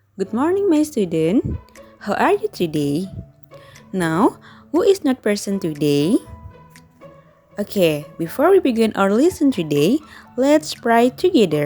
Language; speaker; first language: English; non-native, learner; Indonesian